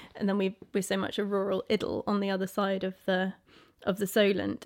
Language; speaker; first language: English; native; English